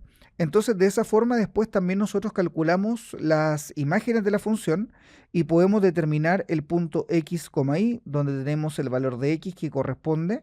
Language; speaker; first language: Spanish; native; Spanish